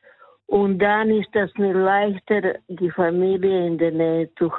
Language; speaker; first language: German; non-native, learner; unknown